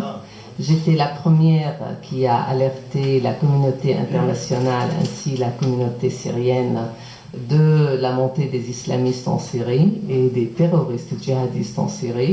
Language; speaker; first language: French; non-native, fluent; Arabic